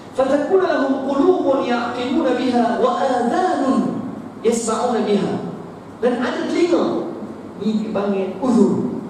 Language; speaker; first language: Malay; non-native, fluent; Arabic